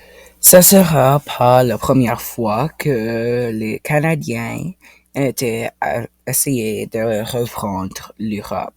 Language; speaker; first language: French; non-native, local second language; English